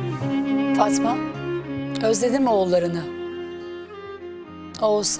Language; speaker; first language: Turkish; native; Turkish